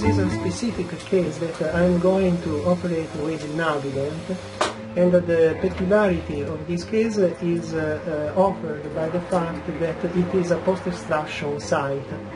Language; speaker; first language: English; non-native, fluent; Italian